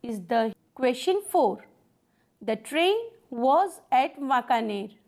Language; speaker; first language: English; non-native, local second language; Gujarati